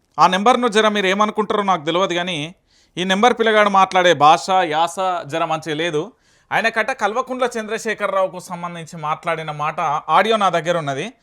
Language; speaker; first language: Telugu; native; Telugu